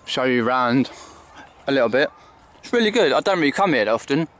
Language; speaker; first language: English; native; English